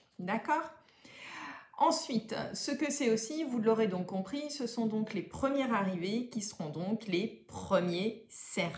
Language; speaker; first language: French; native; French